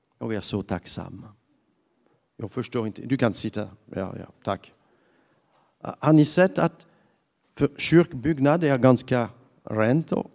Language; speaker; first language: Swedish; non-native, fluent; French